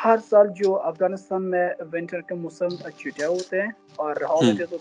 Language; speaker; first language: Hindi; non-native, learner; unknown